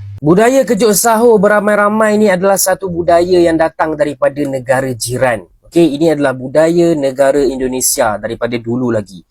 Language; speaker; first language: Malay; native; Malay